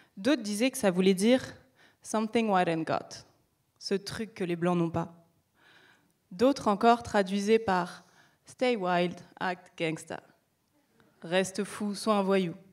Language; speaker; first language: French; native; French